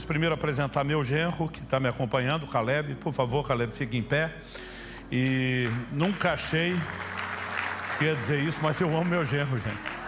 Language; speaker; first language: Portuguese; native; Portuguese